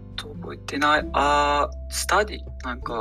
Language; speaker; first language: Japanese; non-native, learner; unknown